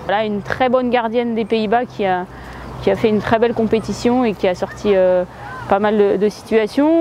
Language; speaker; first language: French; native; French